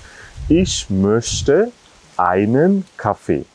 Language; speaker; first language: German; non-native, fluent; Bangla